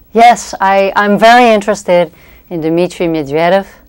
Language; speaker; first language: English; native; English